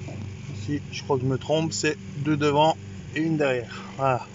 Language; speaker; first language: French; native; French